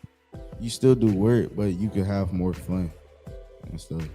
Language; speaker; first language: English; native; English